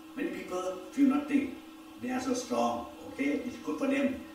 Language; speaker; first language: English; non-native, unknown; Thai